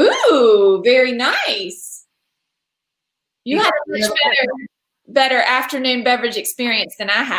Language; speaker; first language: English; native; English